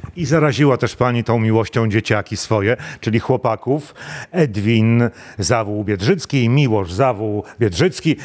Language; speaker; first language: Polish; native; Polish